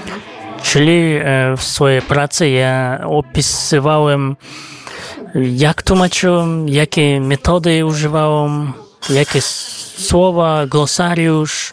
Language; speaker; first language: Polish; non-native, fluent; Kazakh